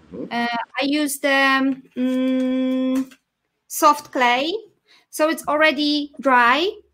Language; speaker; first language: English; non-native, fluent; Polish